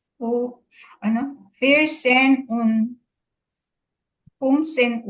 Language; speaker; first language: German; non-native, learner; Filipino